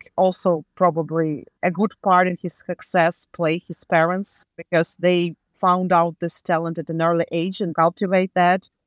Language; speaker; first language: English; non-native, fluent; Latvian